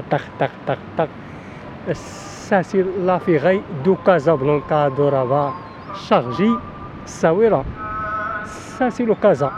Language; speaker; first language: French; non-native, learner; Arabic